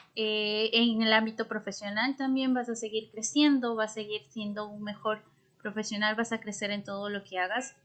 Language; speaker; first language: Spanish; native; Spanish